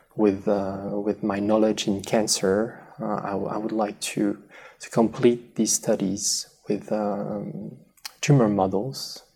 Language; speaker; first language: English; non-native, fluent; French